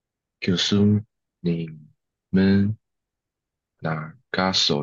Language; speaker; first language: Korean; non-native, learner; Chinese